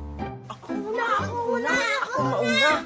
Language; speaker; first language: Filipino; native; Filipino